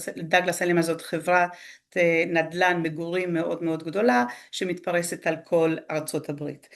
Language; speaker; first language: Hebrew; early bilingual, other home language; Spanish